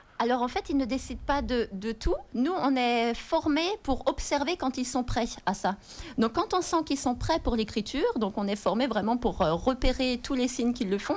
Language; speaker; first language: French; native; French